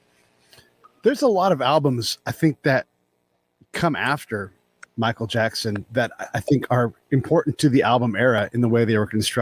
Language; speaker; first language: English; native; English